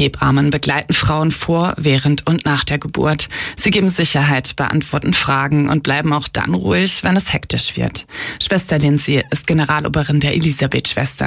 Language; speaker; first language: German; native; German